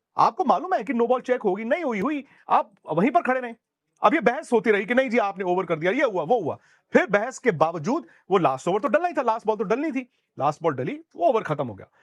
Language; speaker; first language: Hindi; native; Hindi